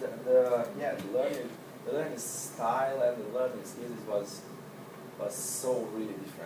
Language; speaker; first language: English; non-native, learner; Hungarian